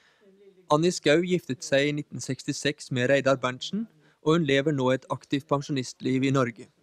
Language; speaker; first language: Norwegian; native; Norwegian